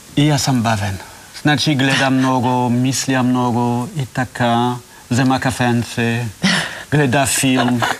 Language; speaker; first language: Bulgarian; non-native, learner; French